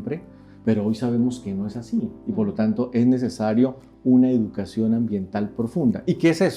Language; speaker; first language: Spanish; native; Spanish